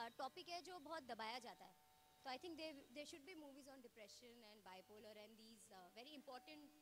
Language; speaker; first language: Hindi; native; Hindi